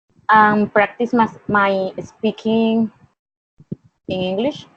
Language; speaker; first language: English; non-native, learner; Spanish